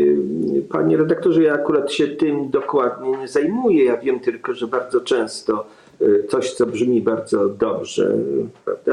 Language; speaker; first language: Polish; native; Polish